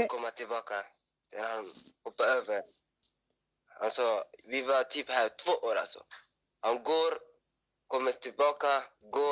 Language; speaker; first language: Swedish; early bilingual, other home language; Somali